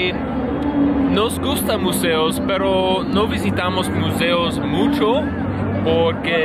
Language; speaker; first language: Spanish; non-native, learner; English